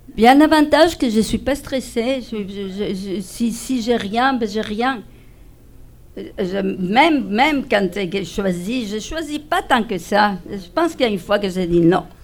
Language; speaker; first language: French; non-native, fluent; Spanish